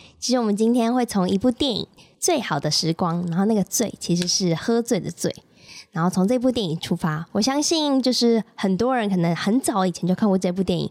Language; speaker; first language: Chinese; native; Chinese